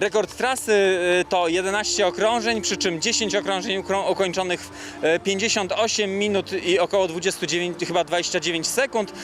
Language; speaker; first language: Polish; native; Polish